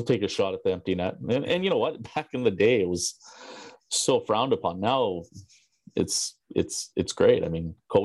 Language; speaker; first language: English; native; English